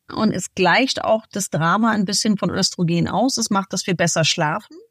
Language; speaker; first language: German; non-native, fluent; English